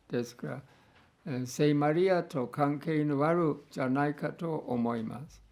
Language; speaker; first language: Japanese; non-native, fluent; English